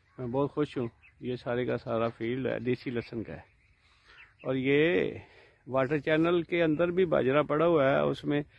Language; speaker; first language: Urdu; non-native, local second language; Punjabi